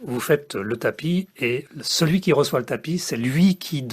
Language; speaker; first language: French; native; French